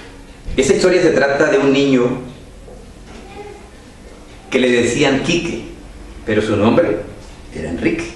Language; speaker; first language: Spanish; native; Spanish